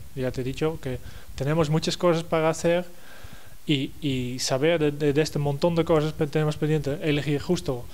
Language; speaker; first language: Spanish; non-native, fluent; Dutch